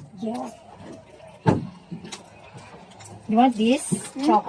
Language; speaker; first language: English; non-native, local second language; Filipino